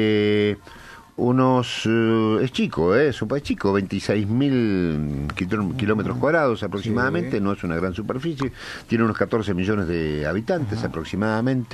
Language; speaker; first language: Spanish; native; Spanish